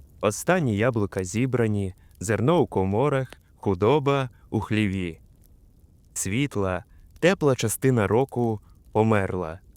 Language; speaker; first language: Ukrainian; native; Ukrainian